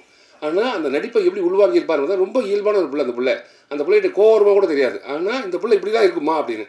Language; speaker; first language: Tamil; native; Tamil